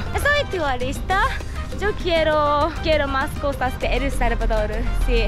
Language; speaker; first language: Spanish; non-native, learner; Japanese